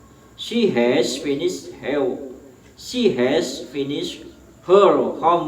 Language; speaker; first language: English; non-native, fluent; Indonesian